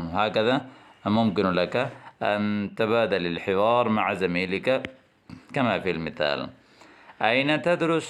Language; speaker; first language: Arabic; non-native, fluent; Urdu